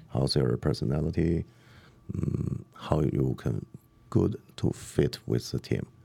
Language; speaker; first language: English; non-native, learner; Chinese